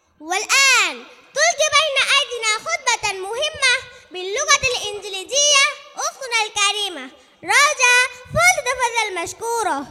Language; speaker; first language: Arabic; non-native, learner; Bangla